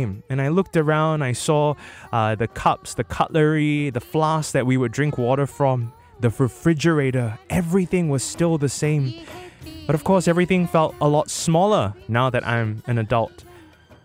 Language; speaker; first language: English; native; English